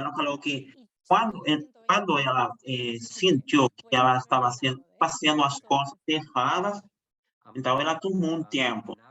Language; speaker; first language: Portuguese; non-native, fluent; Spanish